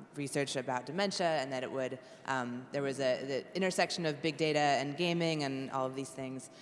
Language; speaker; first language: English; native; English